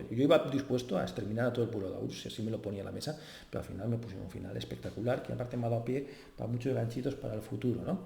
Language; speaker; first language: Spanish; native; Spanish